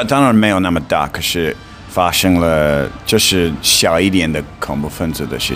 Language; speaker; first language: Chinese; non-native, fluent; English